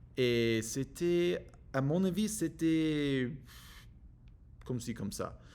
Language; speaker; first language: French; non-native, learner; English